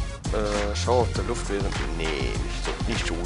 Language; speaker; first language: German; native; German